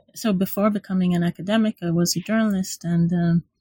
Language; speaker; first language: English; non-native, fluent; Hebrew